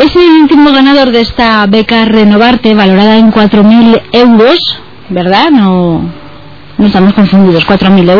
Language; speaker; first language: Spanish; native; Spanish